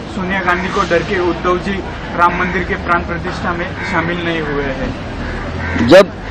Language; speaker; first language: Hindi; non-native, local second language; Marathi